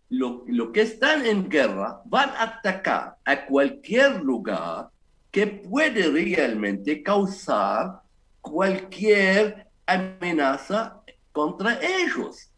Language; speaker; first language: Spanish; non-native, fluent; Arabic